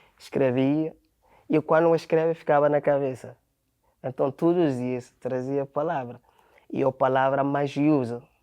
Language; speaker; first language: Portuguese; non-native, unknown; Akan